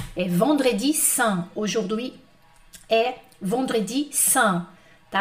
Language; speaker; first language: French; non-native, fluent; Portuguese